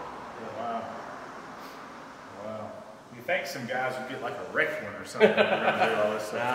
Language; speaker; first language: English; native; English